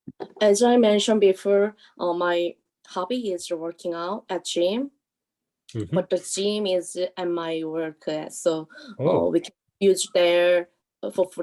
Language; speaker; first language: English; non-native, learner; Korean